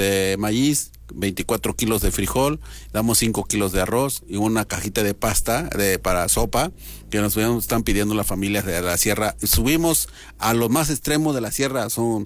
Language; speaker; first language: Spanish; non-native, local second language; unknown